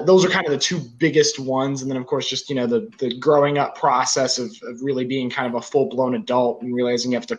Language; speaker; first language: English; native; English